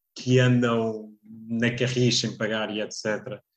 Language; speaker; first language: Portuguese; native; Portuguese